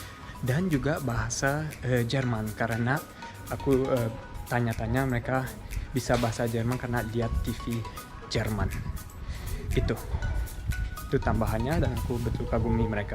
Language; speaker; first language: Indonesian; early bilingual, heritage; German